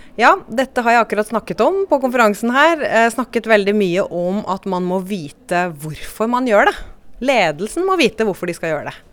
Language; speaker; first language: Norwegian; native; Norwegian